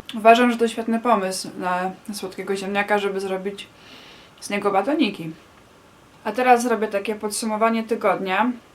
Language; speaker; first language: Polish; native; Polish